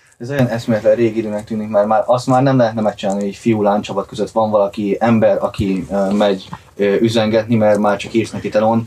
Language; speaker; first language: Hungarian; native; Hungarian